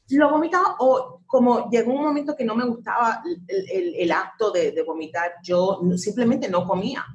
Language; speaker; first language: Spanish; early bilingual, heritage; Spanish